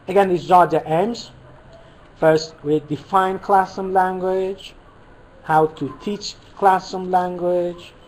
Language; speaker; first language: English; non-native, fluent; Persian